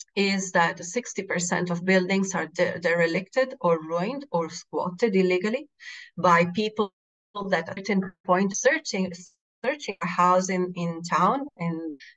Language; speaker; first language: English; non-native, fluent; Italian